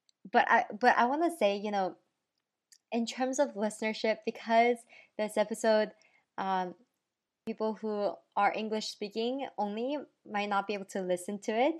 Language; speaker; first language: English; early bilingual, other home language; Korean